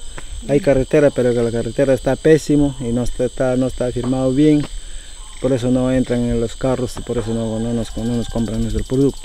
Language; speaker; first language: Spanish; non-native, local second language; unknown